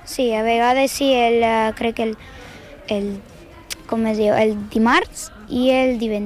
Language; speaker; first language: Catalan; non-native, learner; Ukrainian